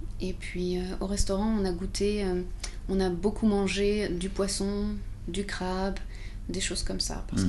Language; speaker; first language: French; non-native, fluent; English